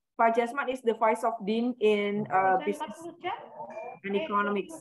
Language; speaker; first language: English; non-native, fluent; Indonesian